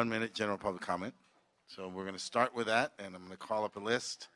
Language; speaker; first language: English; native; English